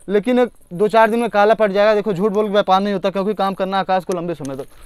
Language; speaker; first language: Hindi; native; Hindi